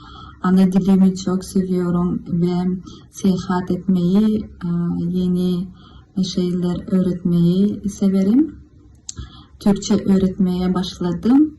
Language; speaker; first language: Turkish; non-native, learner; Yakut